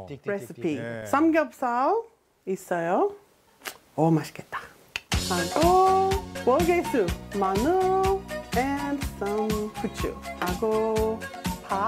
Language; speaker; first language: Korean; non-native, learner; English